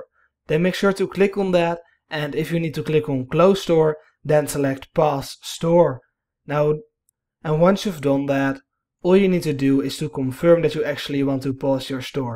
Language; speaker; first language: English; non-native, fluent; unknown